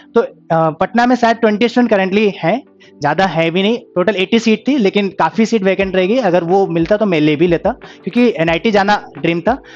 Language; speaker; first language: Hindi; native; Hindi